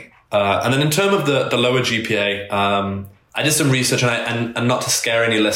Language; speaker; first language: English; native; English